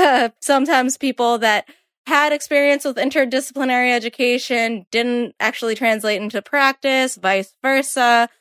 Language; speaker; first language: English; native; English